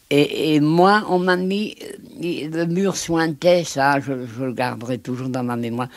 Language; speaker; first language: French; native; French